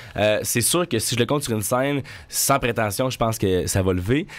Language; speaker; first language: French; native; French